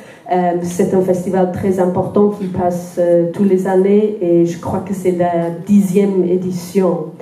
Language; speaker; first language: French; non-native, fluent; Welsh